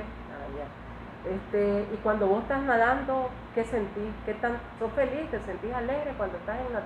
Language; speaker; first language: Spanish; native; Spanish